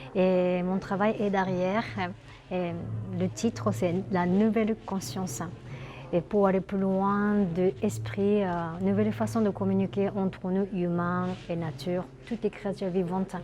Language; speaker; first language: French; non-native, learner; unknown